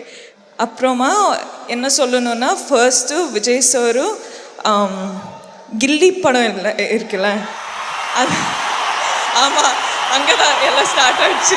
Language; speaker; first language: Tamil; non-native, learner; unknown